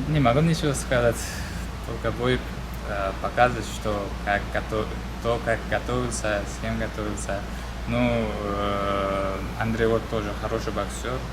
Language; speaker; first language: Russian; non-native, learner; Uzbek